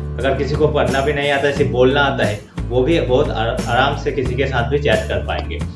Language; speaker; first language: Hindi; non-native, local second language; Bangla